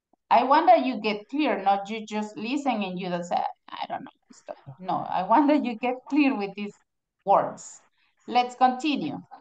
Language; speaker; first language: English; non-native, fluent; Spanish